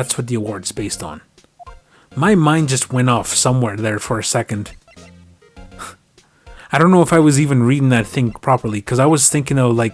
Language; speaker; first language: English; native; English